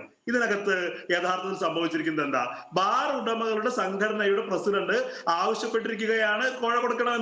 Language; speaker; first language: Malayalam; native; Malayalam